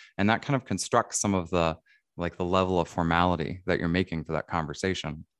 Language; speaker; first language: English; native; English